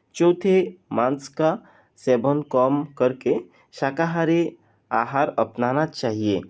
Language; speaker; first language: Hindi; non-native, local second language; Assamese